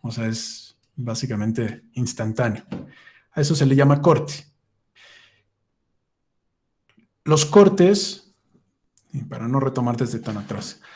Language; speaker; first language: Spanish; native; Spanish